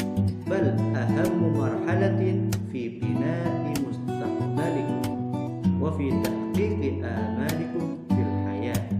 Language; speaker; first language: Arabic; non-native, fluent; Indonesian